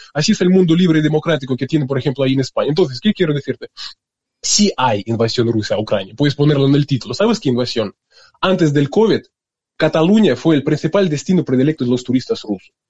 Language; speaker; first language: Spanish; non-native, fluent; Russian